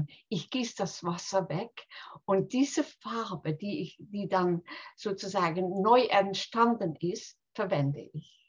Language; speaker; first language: German; non-native, fluent; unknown